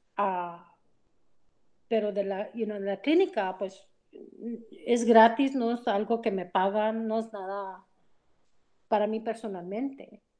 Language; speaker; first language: Spanish; early bilingual, heritage; Spanish